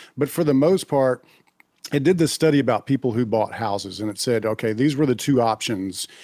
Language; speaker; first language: English; native; English